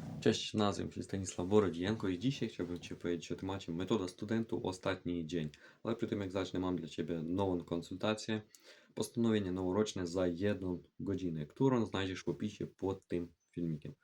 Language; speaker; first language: Polish; non-native, fluent; Ukrainian